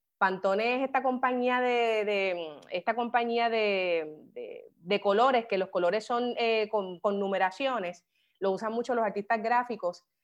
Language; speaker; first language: Spanish; native; Spanish